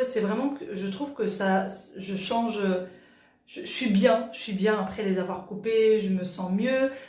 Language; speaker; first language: French; native; French